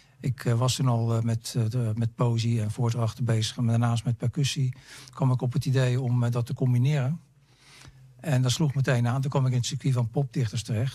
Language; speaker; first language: Dutch; native; Dutch